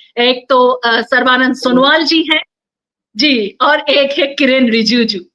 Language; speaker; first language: Hindi; non-native, local second language; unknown